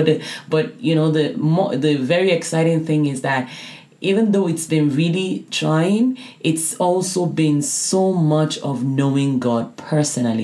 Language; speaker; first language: English; non-native, local second language; Yoruba